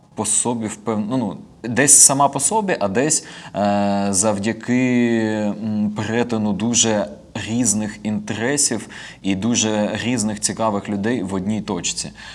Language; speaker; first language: Ukrainian; non-native, local second language; Russian